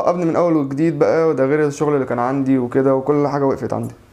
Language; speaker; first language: Arabic; native; Arabic